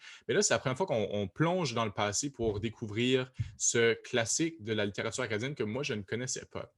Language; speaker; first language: French; native; French